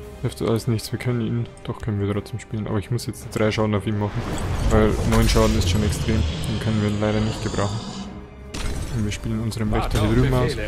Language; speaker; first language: German; native; German